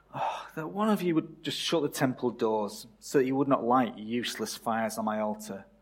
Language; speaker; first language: English; native; English